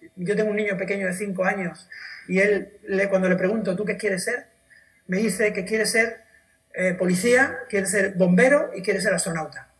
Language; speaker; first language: Spanish; native; Spanish